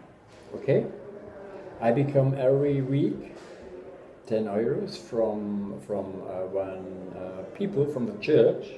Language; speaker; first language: English; non-native, learner; German